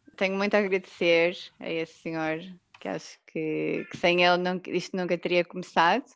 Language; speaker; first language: Portuguese; native; Portuguese